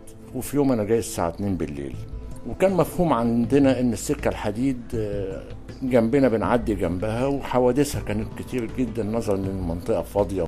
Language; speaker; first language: Arabic; native; Arabic